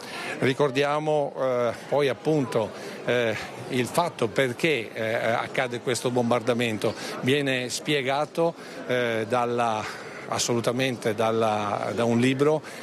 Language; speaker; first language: Italian; native; Italian